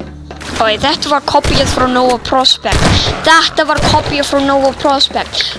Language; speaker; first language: Icelandic; early bilingual, heritage; Icelandic